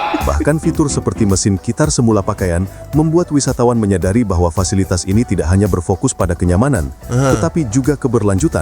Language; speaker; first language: Indonesian; native; Indonesian